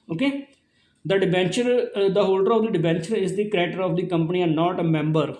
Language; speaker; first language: English; non-native, local second language; Punjabi